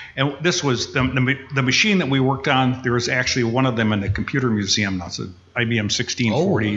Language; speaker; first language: English; native; English